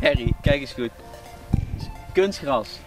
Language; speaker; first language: Dutch; native; Dutch